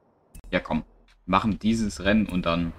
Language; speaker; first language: German; native; German